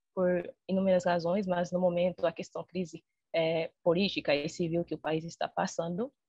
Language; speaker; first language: Portuguese; non-native, fluent; Haitian Creole